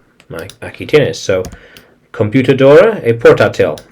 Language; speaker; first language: Spanish; non-native, learner; English